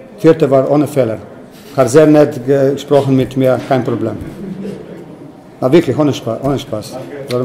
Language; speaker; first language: German; non-native, fluent; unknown